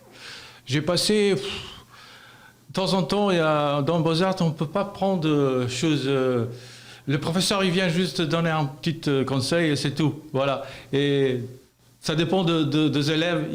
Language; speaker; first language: French; non-native, learner; Albanian